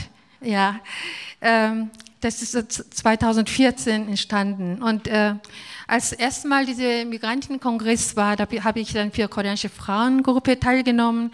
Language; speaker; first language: German; non-native, fluent; Korean